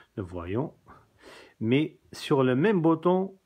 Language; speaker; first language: French; non-native, local second language; Kabyle